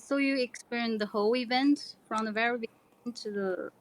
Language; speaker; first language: English; non-native, learner; Chinese